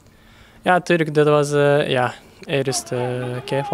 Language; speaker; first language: Dutch; early bilingual, heritage; Japanese